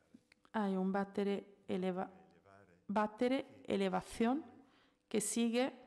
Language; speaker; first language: Spanish; non-native, fluent; Italian